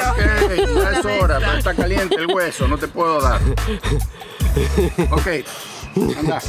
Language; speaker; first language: Spanish; native; Spanish